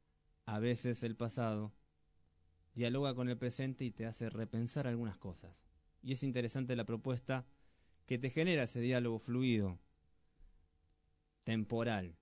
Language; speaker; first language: Spanish; native; Spanish